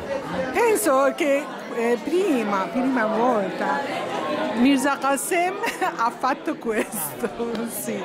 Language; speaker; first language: Italian; non-native, learner; Persian